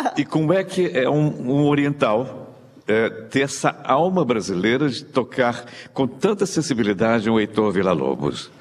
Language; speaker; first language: Portuguese; native; Portuguese